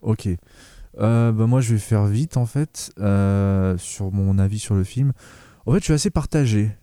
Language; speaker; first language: French; native; French